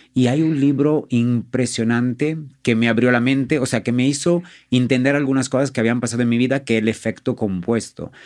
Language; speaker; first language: Spanish; non-native, fluent; Italian